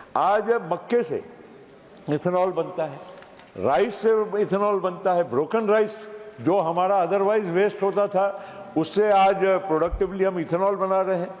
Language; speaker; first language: Hindi; non-native, local second language; Gujarati